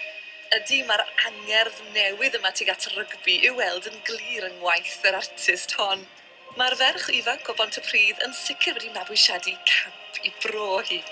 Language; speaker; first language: Welsh; native; Welsh